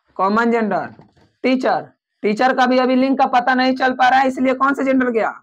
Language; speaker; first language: Hindi; native; Hindi